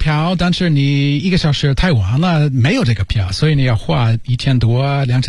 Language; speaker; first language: Chinese; non-native, learner; English